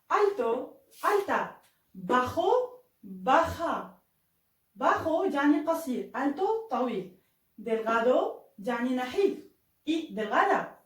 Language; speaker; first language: Spanish; non-native, fluent; Arabic